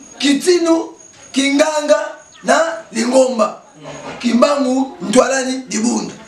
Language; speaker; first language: Lingala; non-native, local second language; Kongo